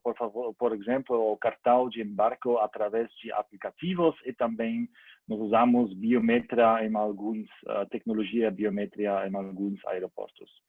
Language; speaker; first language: Portuguese; non-native, learner; German